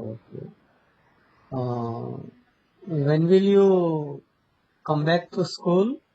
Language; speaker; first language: English; non-native, local second language; Telugu